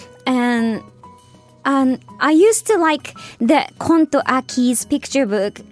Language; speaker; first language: English; non-native, fluent; Japanese